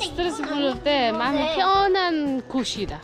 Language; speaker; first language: Korean; non-native, fluent; Uzbek